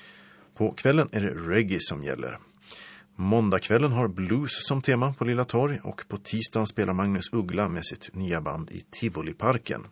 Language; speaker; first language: Swedish; native; Swedish